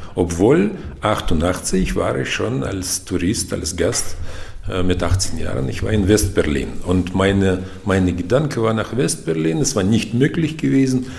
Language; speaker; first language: German; non-native, fluent; Russian